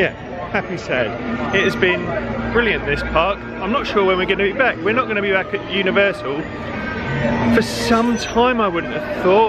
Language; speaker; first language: English; native; English